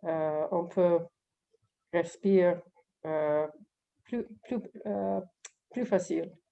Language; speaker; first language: French; non-native, learner; English